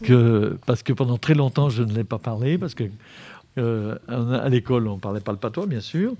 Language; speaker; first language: French; native; French